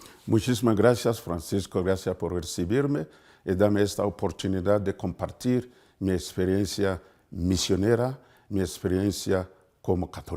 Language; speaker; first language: Spanish; non-native, fluent; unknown